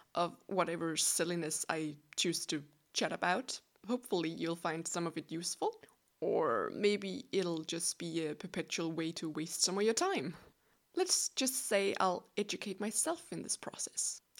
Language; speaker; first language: English; non-native, fluent; Danish